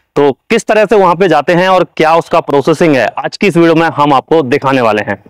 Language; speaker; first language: Hindi; native; Hindi